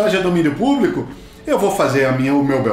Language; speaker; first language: Portuguese; native; Portuguese